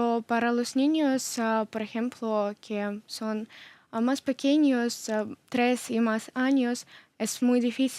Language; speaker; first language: Spanish; non-native, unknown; Ukrainian